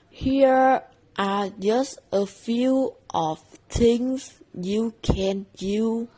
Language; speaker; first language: English; non-native, learner; Vietnamese